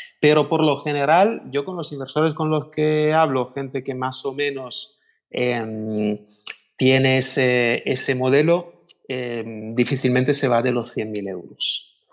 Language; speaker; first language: Spanish; non-native, fluent; Italian